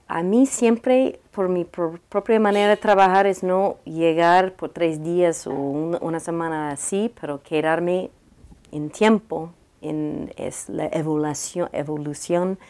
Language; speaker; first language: Spanish; non-native, learner; English